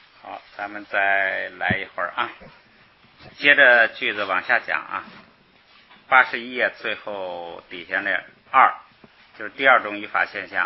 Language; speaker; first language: Chinese; native; Chinese